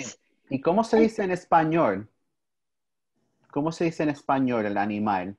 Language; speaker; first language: Spanish; early bilingual, heritage; English